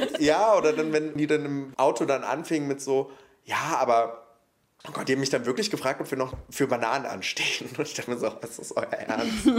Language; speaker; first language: German; early bilingual, other home language; Polish